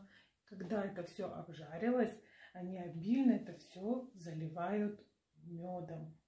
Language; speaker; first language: Russian; native; Russian